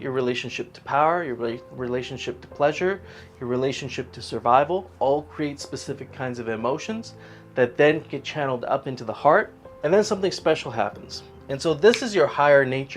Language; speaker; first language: English; native; English